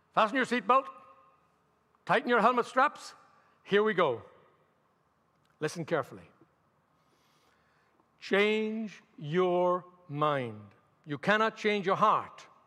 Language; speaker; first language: English; native; English